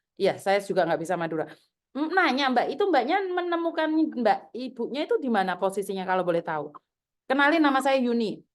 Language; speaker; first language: Indonesian; native; Indonesian